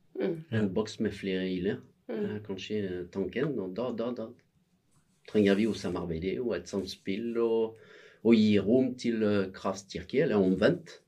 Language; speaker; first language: Norwegian; non-native, fluent; French